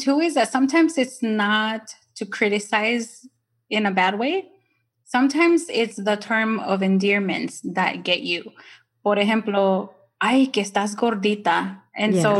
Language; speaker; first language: English; early bilingual, other home language; Spanish